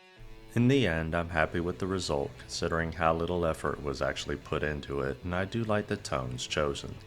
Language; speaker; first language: English; native; English